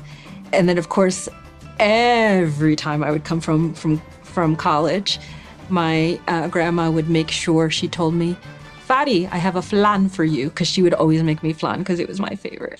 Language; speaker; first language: English; native; English